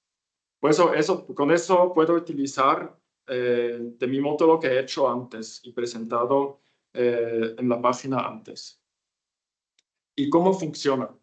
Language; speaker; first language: Spanish; non-native, fluent; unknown